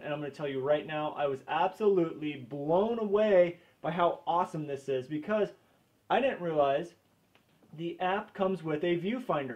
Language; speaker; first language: English; native; English